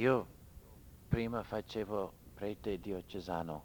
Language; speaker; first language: Italian; non-native, fluent; English